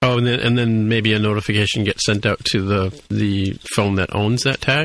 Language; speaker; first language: English; native; English